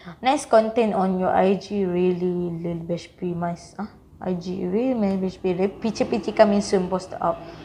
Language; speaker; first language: English; non-native, local second language; Malay